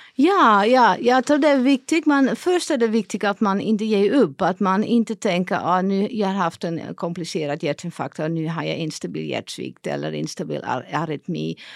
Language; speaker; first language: Swedish; non-native, fluent; Dutch